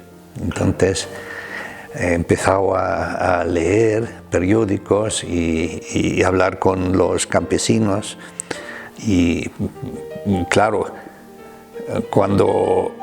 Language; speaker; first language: Spanish; non-native, fluent; German